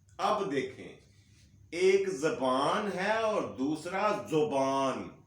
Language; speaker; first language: Urdu; non-native, local second language; Punjabi